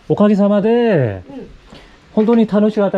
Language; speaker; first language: Japanese; non-native, learner; Korean